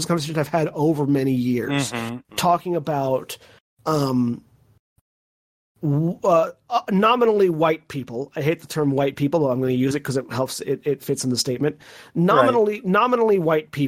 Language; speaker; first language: English; native; English